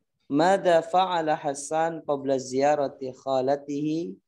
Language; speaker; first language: Arabic; non-native, fluent; Indonesian